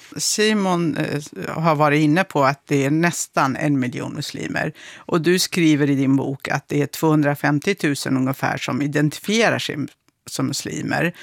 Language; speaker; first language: Swedish; early bilingual, other home language; Kurdish